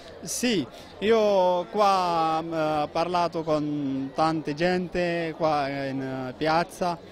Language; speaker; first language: Italian; non-native, learner; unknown